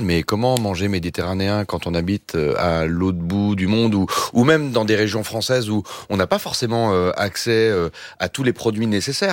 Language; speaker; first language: French; native; French